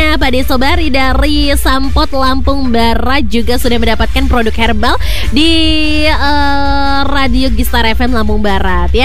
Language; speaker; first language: Indonesian; native; Indonesian